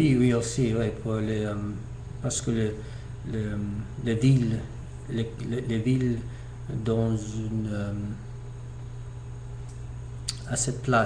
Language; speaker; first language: French; non-native, learner; English